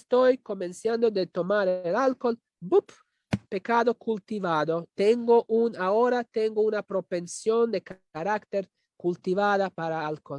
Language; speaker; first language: Spanish; non-native, fluent; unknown